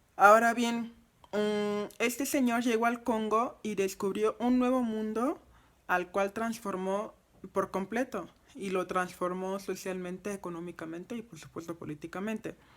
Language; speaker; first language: Spanish; non-native, fluent; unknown